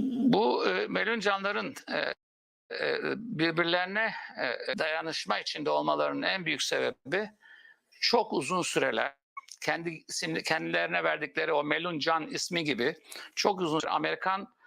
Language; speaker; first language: Turkish; native; Turkish